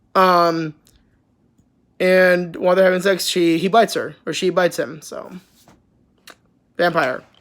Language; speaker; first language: English; native; English